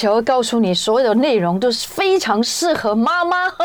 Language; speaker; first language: Chinese; native; Chinese